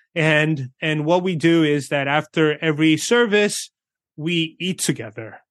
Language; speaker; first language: English; early bilingual, other home language; Korean